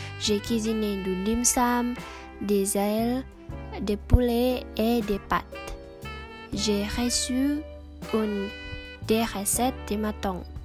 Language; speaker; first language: French; non-native, learner; Indonesian